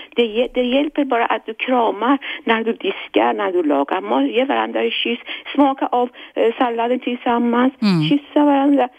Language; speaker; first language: Swedish; non-native, fluent; Persian